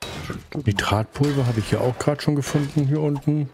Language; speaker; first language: German; native; German